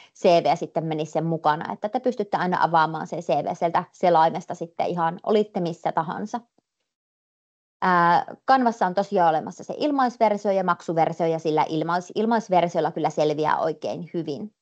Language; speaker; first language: Finnish; native; Finnish